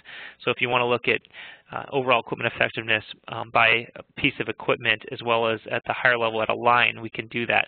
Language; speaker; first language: English; native; English